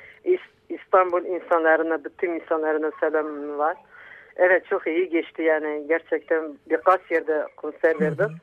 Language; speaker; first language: Turkish; non-native, local second language; Kurdish